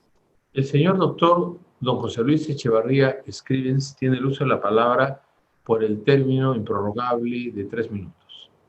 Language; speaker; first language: Spanish; native; Spanish